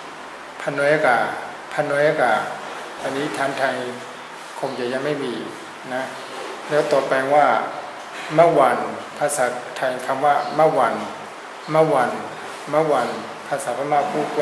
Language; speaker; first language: Thai; non-native, fluent; Burmese